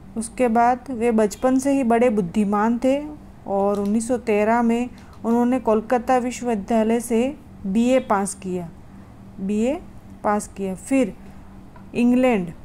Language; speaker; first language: Hindi; non-native, local second language; Gujarati